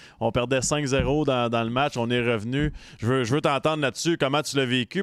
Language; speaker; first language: French; native; French